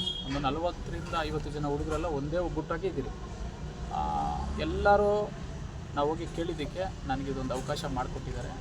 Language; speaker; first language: Kannada; native; Kannada